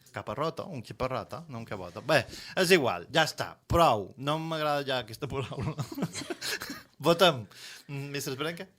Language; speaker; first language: Catalan; native; Catalan